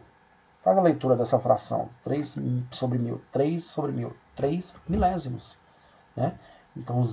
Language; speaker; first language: Portuguese; native; Portuguese